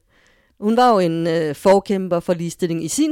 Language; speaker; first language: Danish; native; Danish